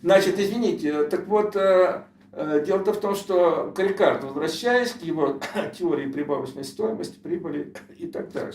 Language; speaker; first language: Russian; native; Russian